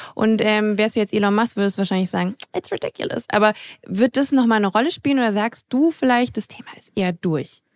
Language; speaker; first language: German; native; German